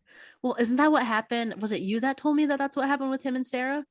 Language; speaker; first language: English; native; English